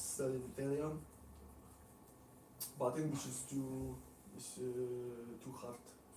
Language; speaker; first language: English; non-native, learner; Russian